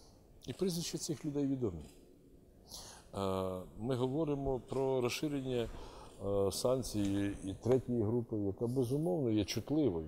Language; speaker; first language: Ukrainian; native; Ukrainian